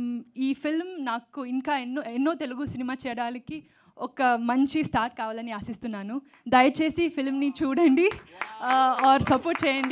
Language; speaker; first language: Telugu; non-native, learner; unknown